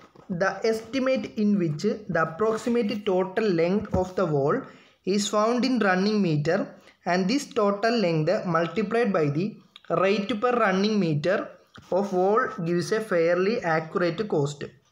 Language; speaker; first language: English; non-native, local second language; Malayalam